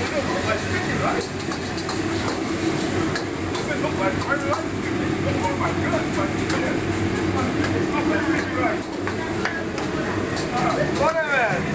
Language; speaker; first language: English; non-native, learner; Burmese